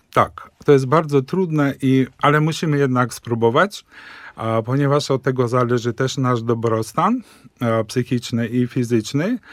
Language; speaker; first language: Polish; early bilingual, heritage; Polish